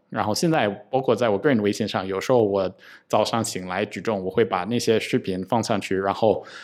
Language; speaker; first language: Chinese; non-native, fluent; English